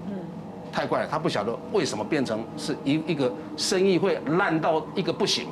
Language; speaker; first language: Chinese; native; Chinese